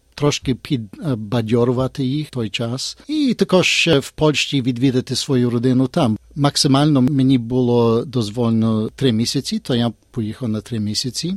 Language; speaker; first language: Ukrainian; early bilingual, heritage; Ukrainian